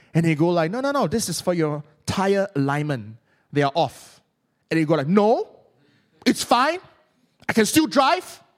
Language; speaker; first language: English; non-native, local second language; Cantonese